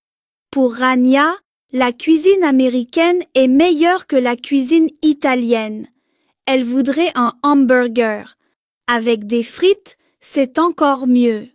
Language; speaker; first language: French; non-native, local second language; Arabic